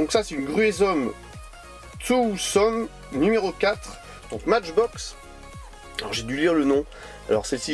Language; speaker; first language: French; native; French